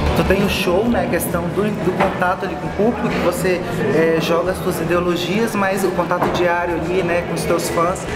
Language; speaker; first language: Portuguese; native; Portuguese